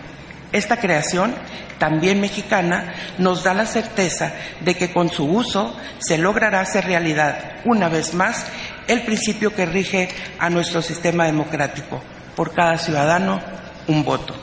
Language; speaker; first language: Spanish; native; Spanish